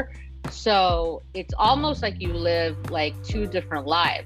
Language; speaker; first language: English; early bilingual, other home language; Spanish